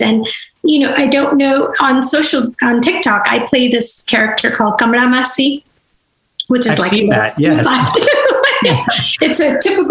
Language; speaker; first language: English; non-native, local second language; Gujarati